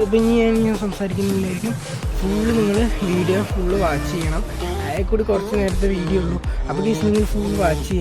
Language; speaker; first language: Malayalam; native; Malayalam